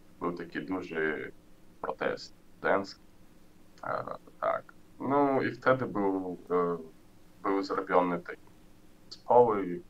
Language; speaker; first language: Polish; non-native, learner; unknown